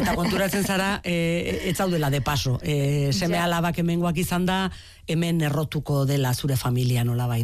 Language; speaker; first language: Basque; native; Basque